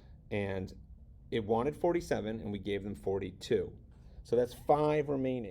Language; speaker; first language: English; native; English